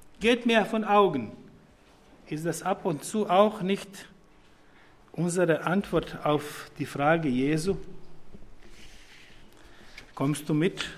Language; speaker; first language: German; non-native, fluent; Serbian